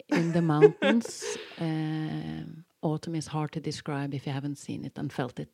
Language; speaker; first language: English; non-native, fluent; Norwegian